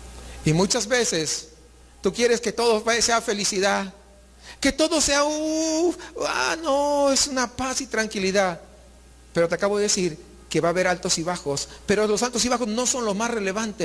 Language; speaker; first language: Spanish; native; Spanish